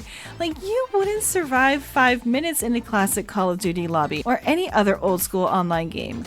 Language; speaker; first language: English; native; English